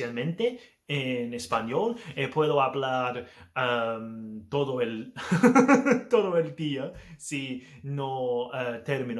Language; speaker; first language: Spanish; non-native, learner; English